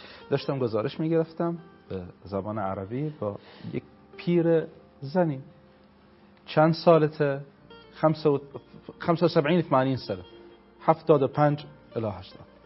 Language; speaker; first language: Persian; non-native, fluent; Arabic